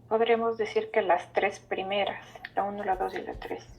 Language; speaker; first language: Spanish; native; Spanish